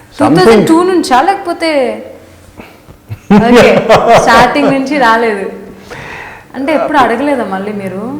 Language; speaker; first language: Telugu; native; Telugu